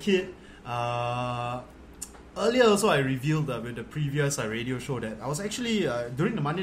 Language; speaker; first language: English; native; English